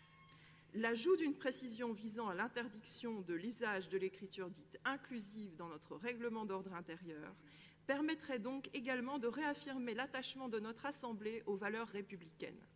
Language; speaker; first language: French; native; French